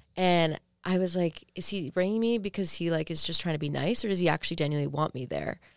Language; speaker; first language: English; early bilingual, other home language; Greek